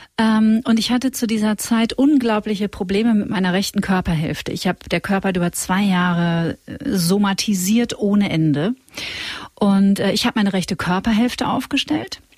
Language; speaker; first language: German; native; German